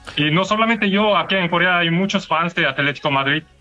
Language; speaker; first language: Spanish; non-native, learner; Korean